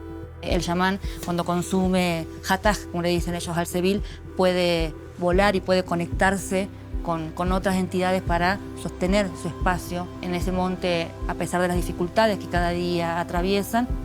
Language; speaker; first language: Spanish; native; Spanish